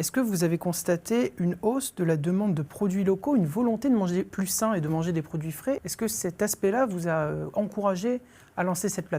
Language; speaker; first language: French; native; French